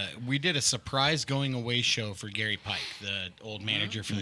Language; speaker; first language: English; native; English